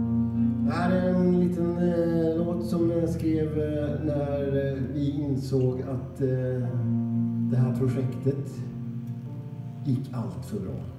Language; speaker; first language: Swedish; native; Swedish